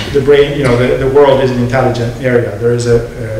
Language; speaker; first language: English; non-native, fluent; Italian